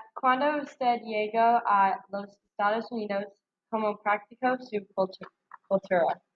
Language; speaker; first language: Spanish; non-native, learner; English